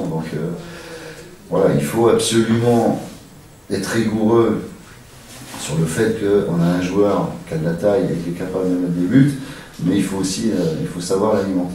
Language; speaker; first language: French; native; French